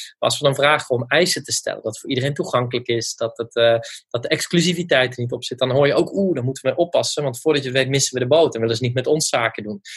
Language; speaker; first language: Dutch; native; Dutch